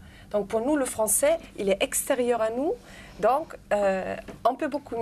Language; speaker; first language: French; non-native, fluent; German